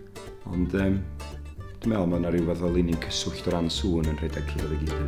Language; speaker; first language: Welsh; native; Welsh